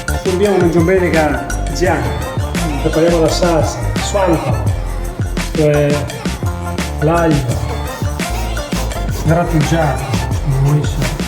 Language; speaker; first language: Italian; non-native, learner; Chinese